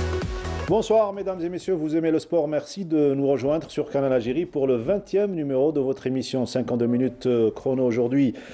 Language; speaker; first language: French; non-native, local second language; Arabic